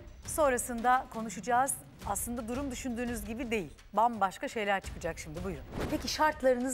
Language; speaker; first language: Turkish; native; Turkish